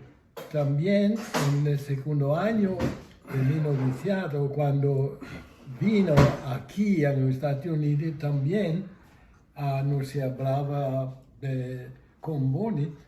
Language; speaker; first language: Spanish; non-native, fluent; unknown